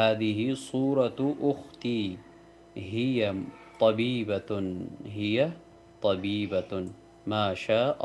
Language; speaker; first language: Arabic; non-native, fluent; Urdu